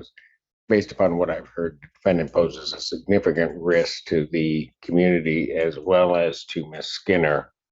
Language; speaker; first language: English; native; English